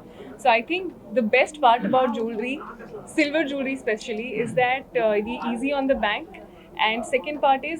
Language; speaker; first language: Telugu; non-native, learner; Hindi